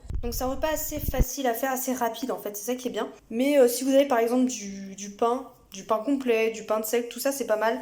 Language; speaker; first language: French; native; French